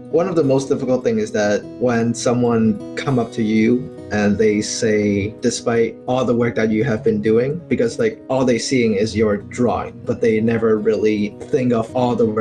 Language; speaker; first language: English; non-native, local second language; Cantonese